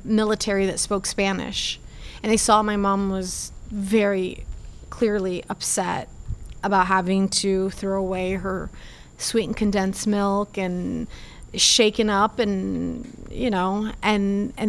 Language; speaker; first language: English; early bilingual, other home language; Spanish